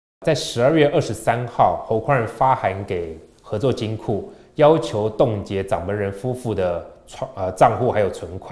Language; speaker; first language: Chinese; native; Chinese